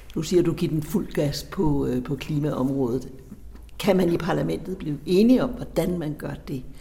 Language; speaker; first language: Danish; native; Danish